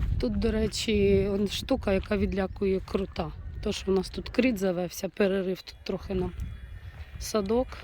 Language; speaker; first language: Ukrainian; native; Ukrainian